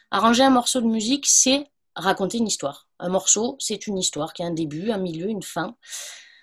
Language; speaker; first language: French; native; French